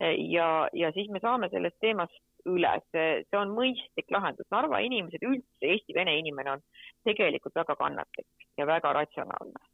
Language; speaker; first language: Estonian; native; Estonian